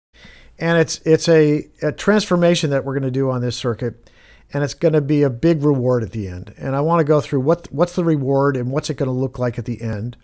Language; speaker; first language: English; native; English